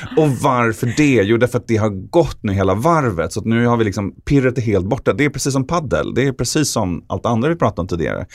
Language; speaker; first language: Swedish; native; Swedish